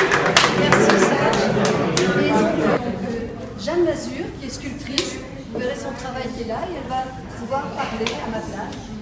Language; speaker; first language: French; native; French